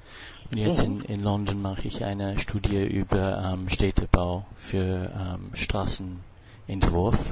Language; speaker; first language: German; non-native, fluent; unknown